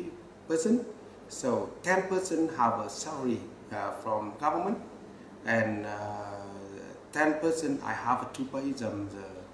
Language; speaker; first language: English; non-native, learner; Vietnamese